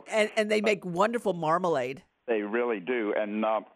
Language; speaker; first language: English; native; English